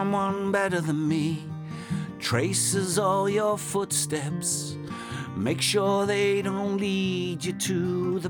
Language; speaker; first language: English; native; English